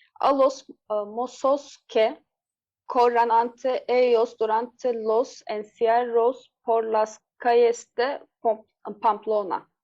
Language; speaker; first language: Spanish; non-native, learner; Turkish